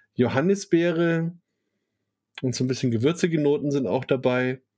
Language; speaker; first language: German; native; German